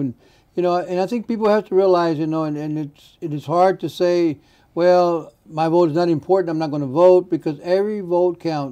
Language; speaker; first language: English; early bilingual, other home language; Spanish